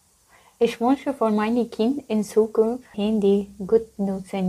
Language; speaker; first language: German; non-native, learner; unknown